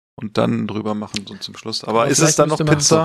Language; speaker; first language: German; native; German